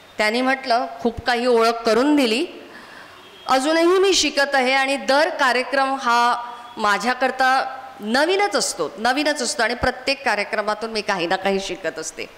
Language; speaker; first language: Marathi; non-native, local second language; Konkani